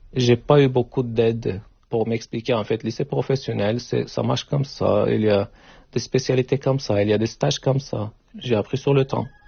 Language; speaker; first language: French; non-native, learner; Turkish